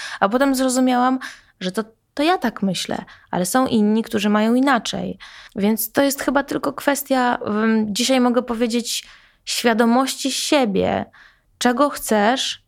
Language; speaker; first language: Polish; native; Polish